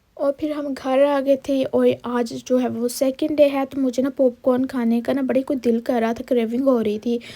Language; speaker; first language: Urdu; native; Urdu